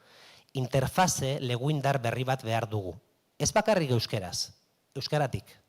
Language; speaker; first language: Basque; native; Basque